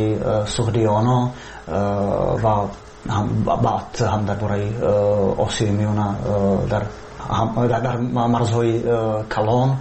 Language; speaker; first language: Tajik; non-native, fluent; Czech